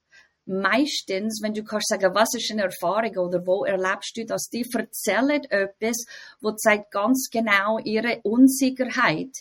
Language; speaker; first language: German; non-native, fluent; English